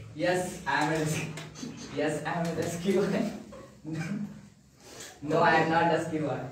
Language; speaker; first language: English; non-native, learner; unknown